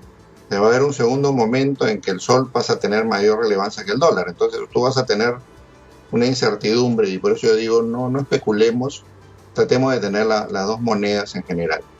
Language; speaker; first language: Spanish; native; Spanish